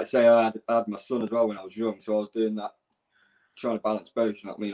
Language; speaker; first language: English; native; English